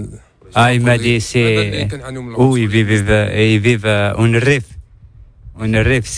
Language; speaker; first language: Spanish; non-native, learner; Arabic